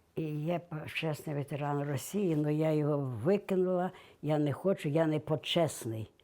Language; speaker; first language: Ukrainian; non-native, local second language; Russian